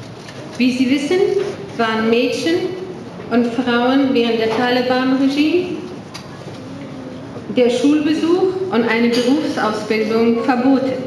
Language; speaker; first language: German; non-native, fluent; Persian